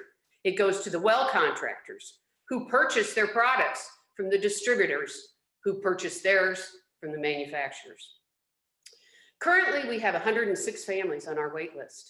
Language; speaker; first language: English; native; English